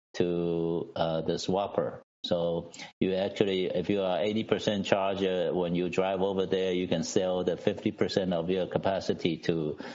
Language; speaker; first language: English; non-native, fluent; Chinese